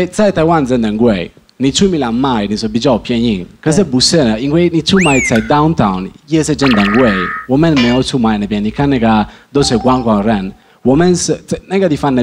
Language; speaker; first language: Chinese; non-native, learner; Italian